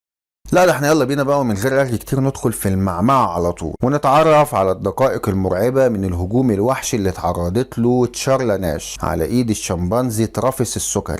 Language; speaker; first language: Arabic; native; Arabic